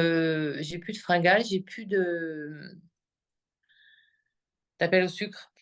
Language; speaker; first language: French; native; French